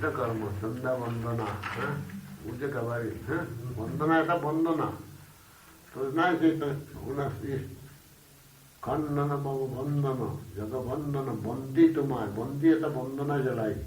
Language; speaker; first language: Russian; non-native, learner; Bangla